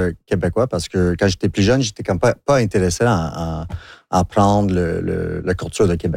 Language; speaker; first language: French; non-native, local second language; English